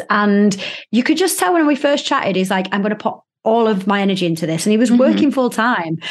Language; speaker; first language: English; native; English